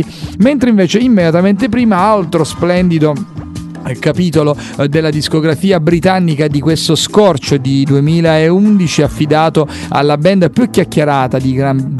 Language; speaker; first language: Italian; native; Italian